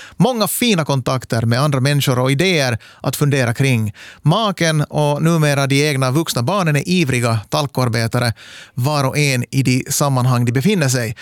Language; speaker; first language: Swedish; native; Swedish